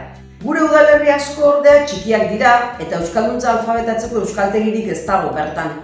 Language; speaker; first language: Basque; native; Basque